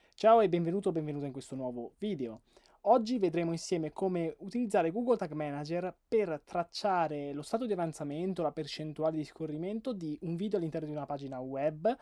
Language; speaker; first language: Italian; native; Italian